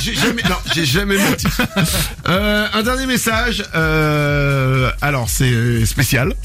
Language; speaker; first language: French; native; French